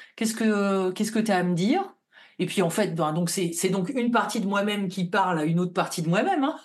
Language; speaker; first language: French; native; French